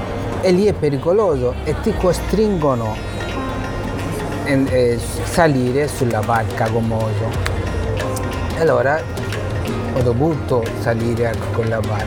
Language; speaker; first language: Italian; non-native, fluent; Bangla